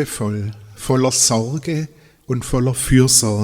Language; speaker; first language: German; native; German